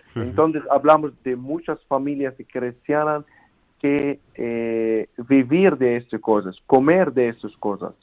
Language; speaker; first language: Spanish; non-native, learner; Arabic